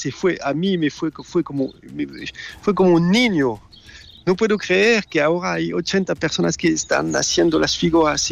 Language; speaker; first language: Spanish; non-native, learner; French